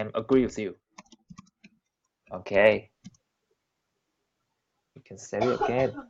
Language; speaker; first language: English; non-native, learner; Chinese